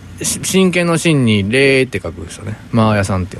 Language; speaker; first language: Japanese; native; Japanese